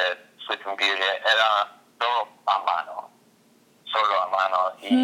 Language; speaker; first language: Spanish; non-native, fluent; English